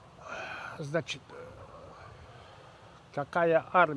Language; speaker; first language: Russian; native; Russian